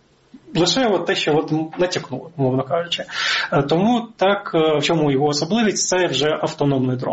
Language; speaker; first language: Ukrainian; native; Ukrainian